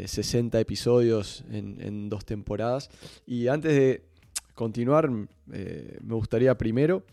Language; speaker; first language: Spanish; native; Spanish